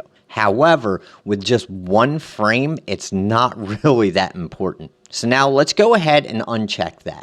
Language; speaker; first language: English; native; English